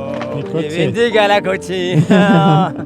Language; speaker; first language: Spanish; non-native, learner; Arabic